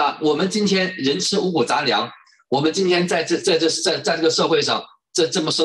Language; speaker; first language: Chinese; native; Chinese